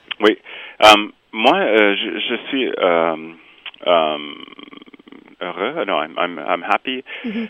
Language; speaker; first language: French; non-native, local second language; English